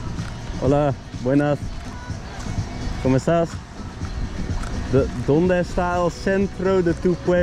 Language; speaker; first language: Spanish; non-native, learner; Dutch